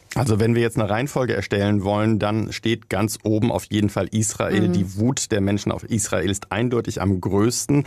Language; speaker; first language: German; native; German